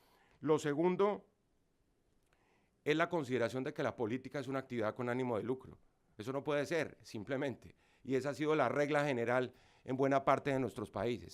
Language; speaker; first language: Spanish; native; Spanish